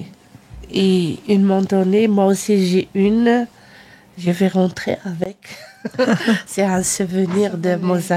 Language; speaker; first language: French; non-native, learner; Arabic